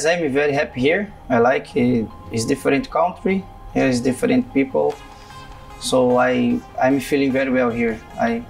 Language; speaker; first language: English; non-native, learner; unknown